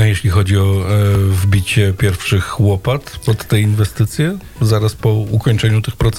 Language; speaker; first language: Polish; native; Polish